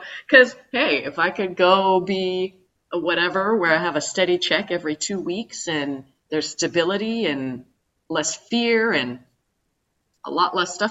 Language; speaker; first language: English; native; English